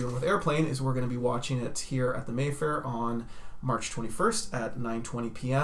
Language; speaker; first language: English; native; English